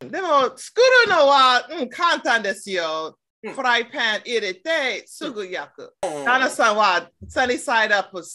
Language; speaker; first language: Japanese; non-native, learner; English